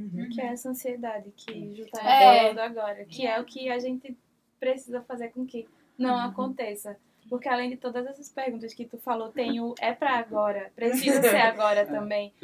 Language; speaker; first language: Portuguese; native; Portuguese